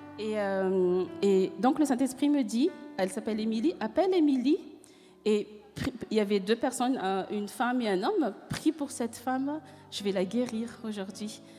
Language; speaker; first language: French; non-native, local second language; Malagasy